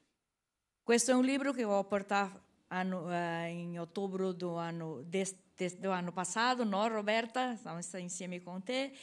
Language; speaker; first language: Italian; non-native, learner; Portuguese